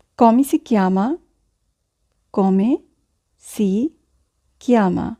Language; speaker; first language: Italian; non-native, fluent; Bangla